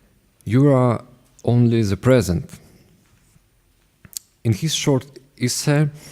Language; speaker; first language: English; non-native, fluent; Russian